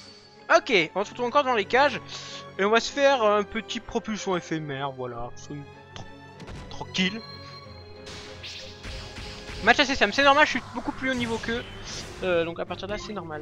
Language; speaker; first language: French; native; French